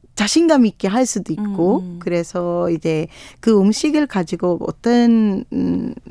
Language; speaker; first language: Korean; non-native, fluent; Sinhala